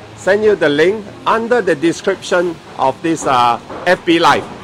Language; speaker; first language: English; non-native, local second language; Chinese